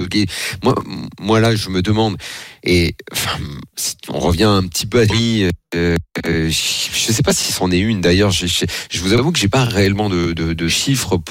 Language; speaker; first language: French; native; French